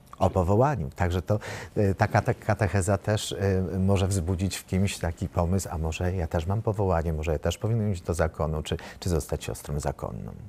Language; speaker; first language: Polish; native; Polish